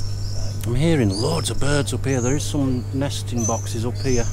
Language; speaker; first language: English; native; English